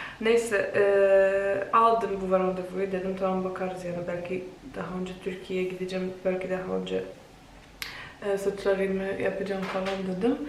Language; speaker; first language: Turkish; non-native, fluent; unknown